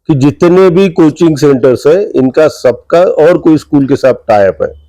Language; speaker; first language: Hindi; non-native, local second language; Marathi